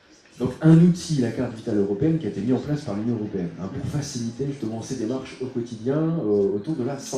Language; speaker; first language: French; native; French